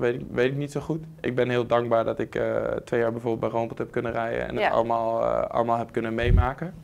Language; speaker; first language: Dutch; native; Dutch